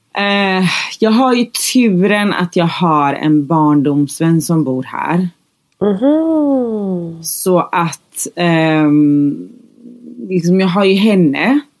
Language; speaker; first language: Swedish; native; Swedish